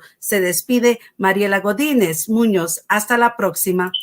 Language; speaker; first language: Spanish; native; Spanish